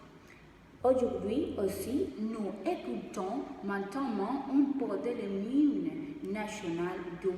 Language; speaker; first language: French; non-native, learner; Spanish